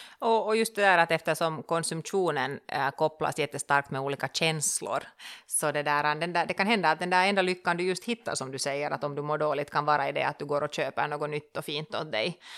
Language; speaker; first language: Swedish; native; Swedish